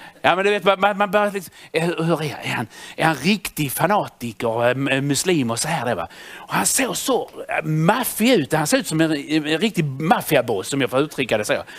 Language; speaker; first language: Swedish; native; Swedish